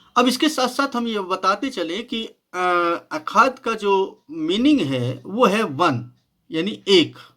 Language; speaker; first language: Hindi; native; Hindi